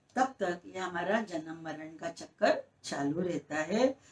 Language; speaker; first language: Hindi; non-native, local second language; Marathi